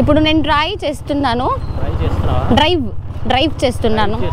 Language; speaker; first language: Telugu; non-native, learner; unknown